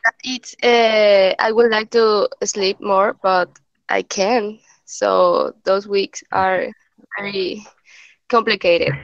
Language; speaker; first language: English; non-native, learner; Spanish